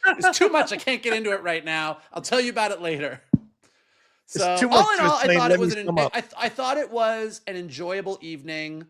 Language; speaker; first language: English; native; English